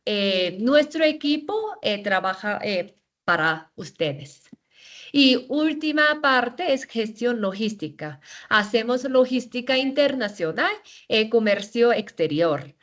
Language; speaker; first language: Spanish; non-native, fluent; Korean